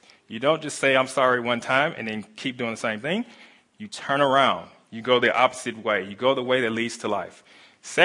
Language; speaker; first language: English; native; English